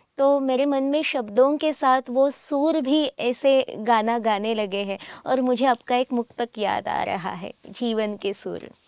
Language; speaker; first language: Hindi; native; Hindi